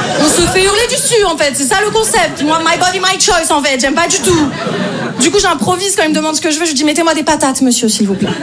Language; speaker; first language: French; native; French